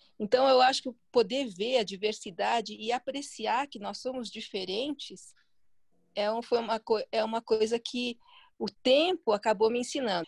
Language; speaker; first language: Portuguese; early bilingual, other home language; Chinese